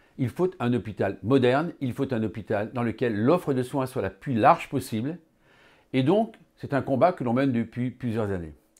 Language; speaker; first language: French; native; French